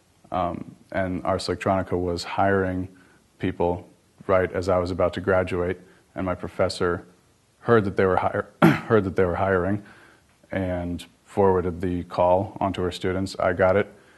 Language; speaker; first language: English; native; English